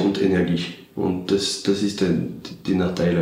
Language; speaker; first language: German; non-native, fluent; French